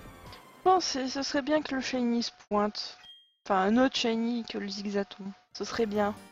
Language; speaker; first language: French; native; French